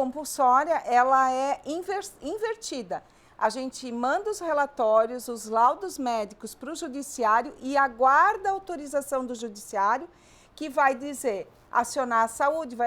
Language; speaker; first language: Portuguese; native; Portuguese